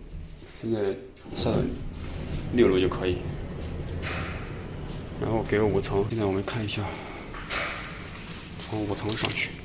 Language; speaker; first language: Chinese; native; Chinese